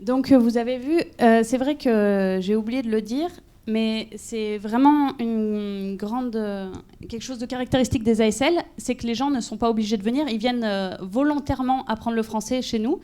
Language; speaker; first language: French; native; French